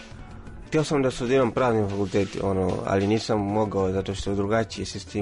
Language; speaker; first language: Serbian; non-native, fluent; Swahili